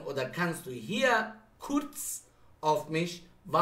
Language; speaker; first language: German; non-native, fluent; Persian